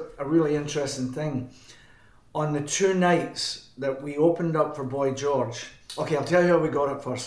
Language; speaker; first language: English; native; English